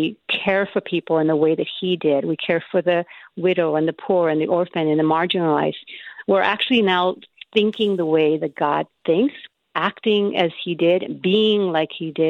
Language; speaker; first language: English; non-native, fluent; Spanish